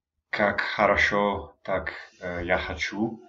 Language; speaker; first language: Russian; non-native, learner; English